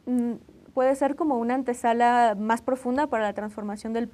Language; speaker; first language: Spanish; native; Spanish